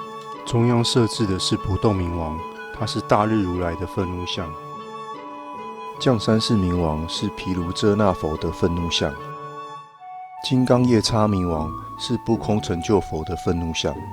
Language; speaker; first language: Chinese; native; Chinese